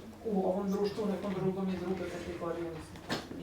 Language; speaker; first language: Bosnian; native; Bosnian